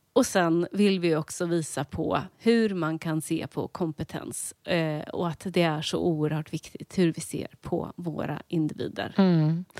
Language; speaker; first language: Swedish; native; Swedish